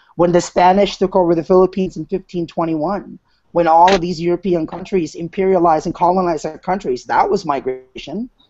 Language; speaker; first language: English; non-native, local second language; Filipino